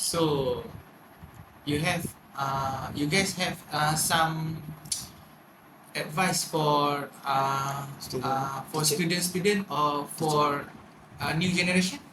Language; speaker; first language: English; non-native, learner; Malay